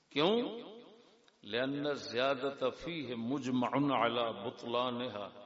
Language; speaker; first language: Urdu; non-native, local second language; Punjabi